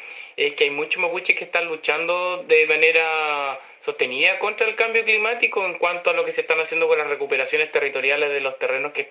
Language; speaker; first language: Spanish; native; Spanish